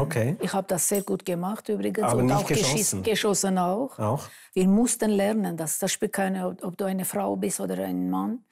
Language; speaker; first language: German; non-native, fluent; Armenian